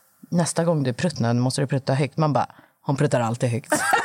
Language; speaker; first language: Swedish; native; Swedish